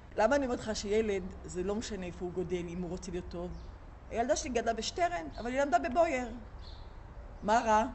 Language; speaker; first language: Hebrew; native; Hebrew